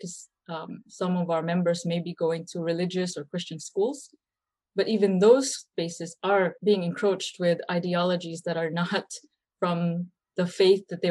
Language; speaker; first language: English; early bilingual, other home language; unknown